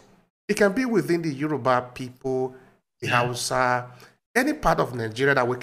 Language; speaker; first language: English; non-native, local second language; Esan